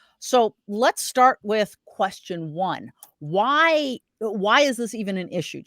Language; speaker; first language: English; native; English